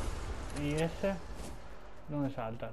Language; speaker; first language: Spanish; native; Spanish